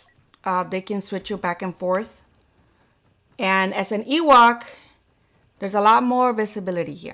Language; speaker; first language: English; native; English